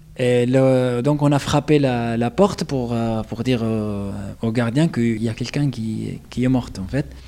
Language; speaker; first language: French; non-native, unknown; Arabic